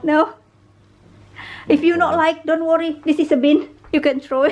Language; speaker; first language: English; non-native, learner; Indonesian